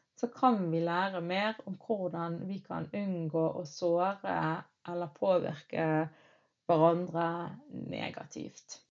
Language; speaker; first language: Norwegian; early bilingual, other home language; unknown